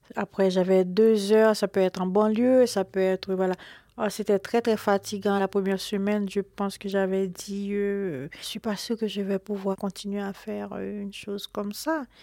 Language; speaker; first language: French; non-native, local second language; Haitian Creole